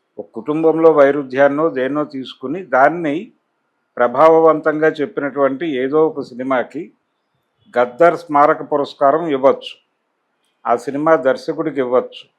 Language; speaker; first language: Telugu; native; Telugu